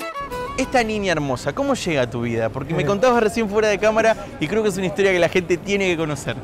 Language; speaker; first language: Spanish; native; Spanish